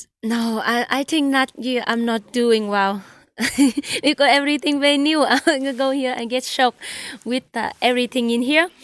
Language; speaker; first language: English; non-native, learner; Vietnamese